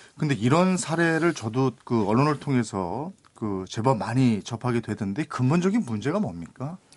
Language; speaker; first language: Korean; native; Korean